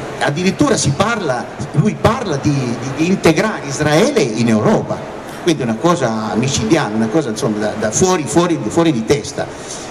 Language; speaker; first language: Italian; early bilingual, heritage; Italian